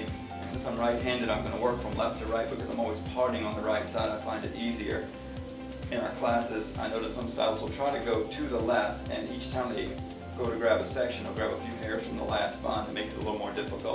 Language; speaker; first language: English; native; English